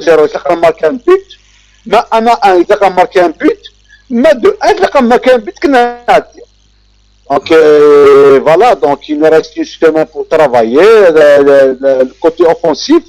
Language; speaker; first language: French; non-native, local second language; Kabyle